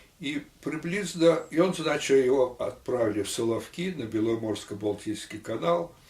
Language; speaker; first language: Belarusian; native; Belarusian